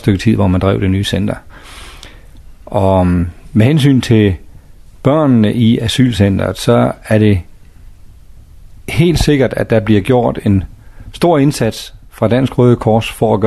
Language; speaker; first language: Danish; native; Danish